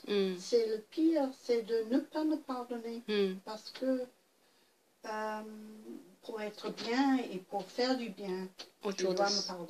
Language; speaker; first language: French; non-native, fluent; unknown